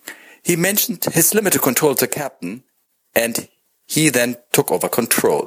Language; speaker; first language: English; non-native, fluent; German